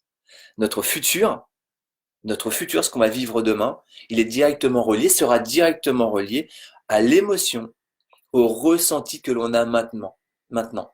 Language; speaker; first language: French; native; French